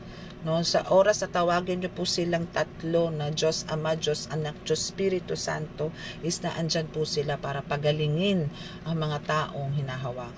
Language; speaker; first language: Filipino; native; Filipino